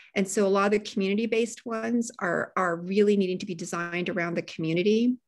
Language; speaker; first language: English; native; English